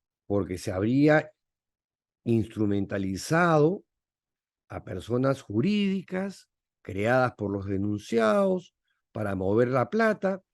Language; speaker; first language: Spanish; native; Spanish